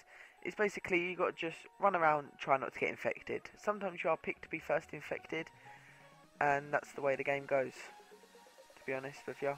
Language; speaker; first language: English; native; English